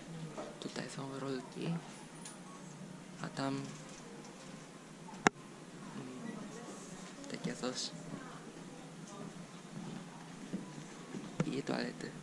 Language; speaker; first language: Polish; non-native, fluent; Japanese